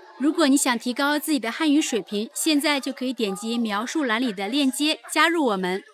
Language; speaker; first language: Chinese; native; Chinese